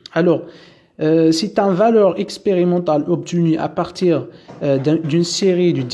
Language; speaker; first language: French; non-native, local second language; Arabic